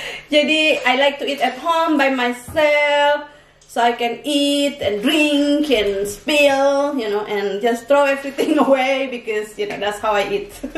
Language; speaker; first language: English; non-native, fluent; Indonesian